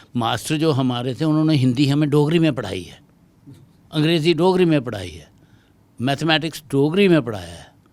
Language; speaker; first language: Hindi; non-native, local second language; Dogri